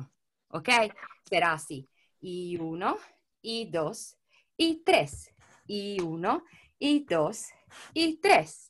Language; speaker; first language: Spanish; non-native, fluent; Italian